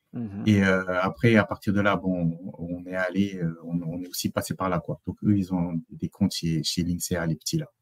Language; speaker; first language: French; native; French